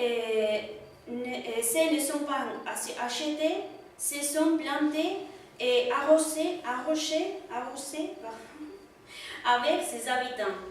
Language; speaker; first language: French; non-native, learner; Spanish